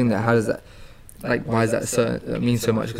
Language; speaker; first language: English; native; English